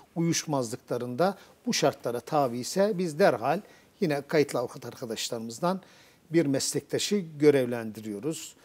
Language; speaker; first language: Turkish; native; Turkish